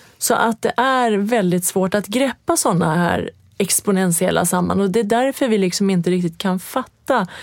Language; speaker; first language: Swedish; early bilingual, other home language; Persian